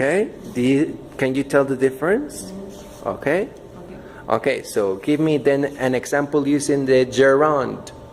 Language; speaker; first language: English; non-native, fluent; Spanish